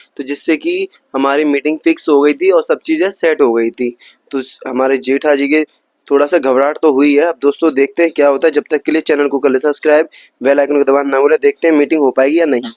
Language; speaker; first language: Hindi; native; Hindi